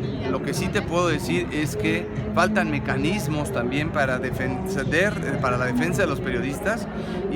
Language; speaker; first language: Spanish; native; Spanish